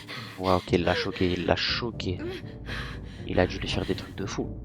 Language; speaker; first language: French; native; French